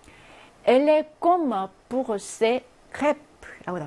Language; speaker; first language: French; non-native, fluent; Korean